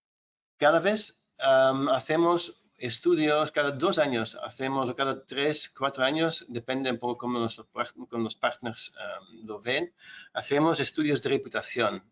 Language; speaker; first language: Spanish; non-native, fluent; Dutch